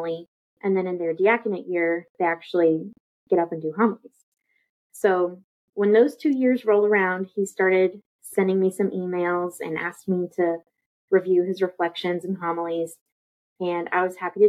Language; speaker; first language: English; native; English